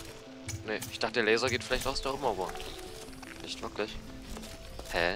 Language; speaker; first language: German; native; German